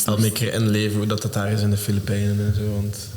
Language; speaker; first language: Dutch; native; Dutch